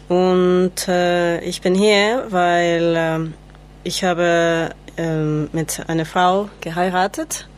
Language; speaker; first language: German; non-native, learner; Spanish